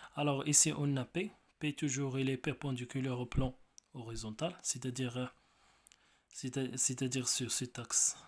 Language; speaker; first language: French; non-native, local second language; Arabic